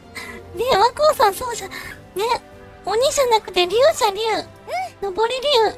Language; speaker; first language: Japanese; native; Japanese